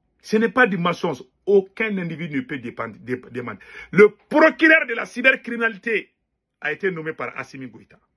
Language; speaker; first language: French; non-native, local second language; Bambara